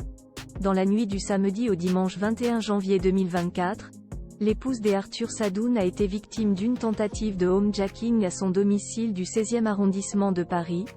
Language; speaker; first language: French; native; French